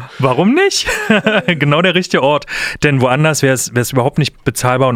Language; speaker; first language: German; native; German